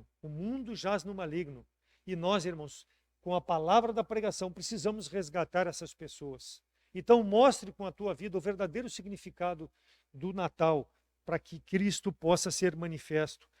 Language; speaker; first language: Portuguese; native; Portuguese